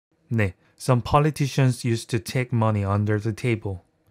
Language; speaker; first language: English; non-native, fluent; Korean